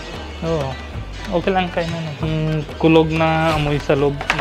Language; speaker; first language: Filipino; non-native, learner; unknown